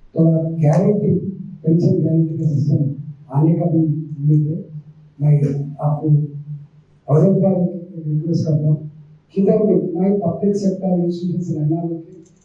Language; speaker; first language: Hindi; non-native, local second language; Telugu